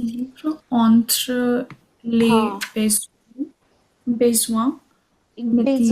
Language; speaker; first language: French; non-native, learner; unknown